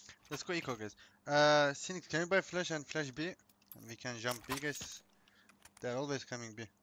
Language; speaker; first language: English; non-native, fluent; Turkish